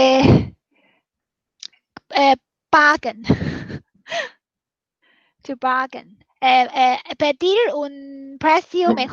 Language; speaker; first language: Spanish; non-native, learner; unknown